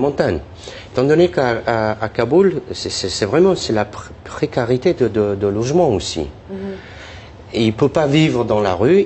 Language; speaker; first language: French; non-native, fluent; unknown